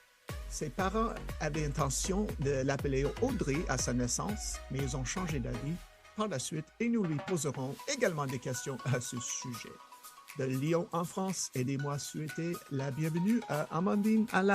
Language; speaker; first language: French; non-native, fluent; English